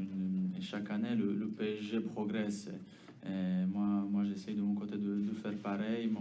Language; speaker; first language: French; non-native, fluent; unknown